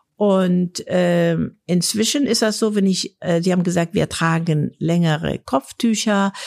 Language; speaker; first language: German; non-native, fluent; Persian